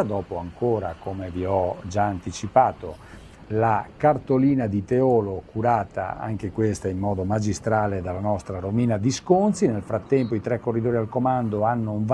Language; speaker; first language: Italian; native; Italian